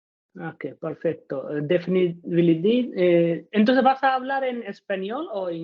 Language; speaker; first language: Spanish; non-native, fluent; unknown